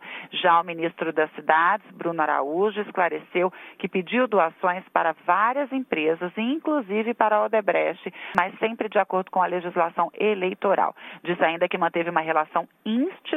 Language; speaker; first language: Portuguese; native; Portuguese